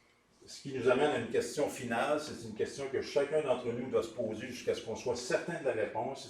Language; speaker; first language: French; native; French